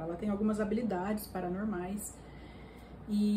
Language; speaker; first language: Portuguese; native; Portuguese